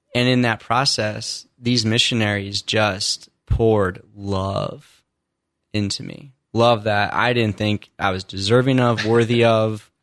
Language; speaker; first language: English; native; English